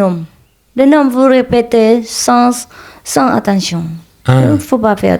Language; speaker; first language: French; non-native, fluent; Vietnamese